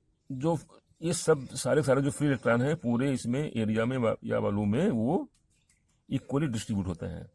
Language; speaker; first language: Hindi; native; Hindi